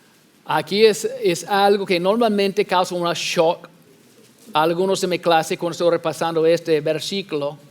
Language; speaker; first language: Spanish; non-native, fluent; English